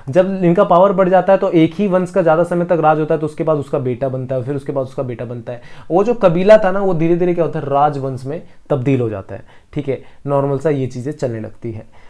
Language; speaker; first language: Hindi; native; Hindi